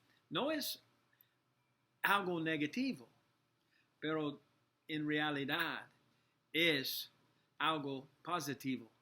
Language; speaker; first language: Spanish; non-native, learner; English